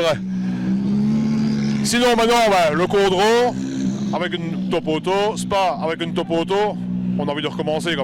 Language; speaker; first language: French; native; French